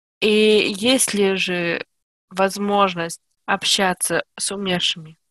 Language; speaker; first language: Russian; early bilingual, heritage; Russian